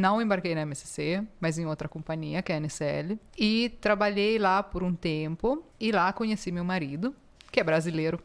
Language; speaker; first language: Portuguese; non-native, fluent; Italian